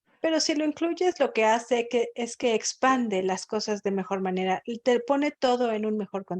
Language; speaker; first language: Spanish; native; Spanish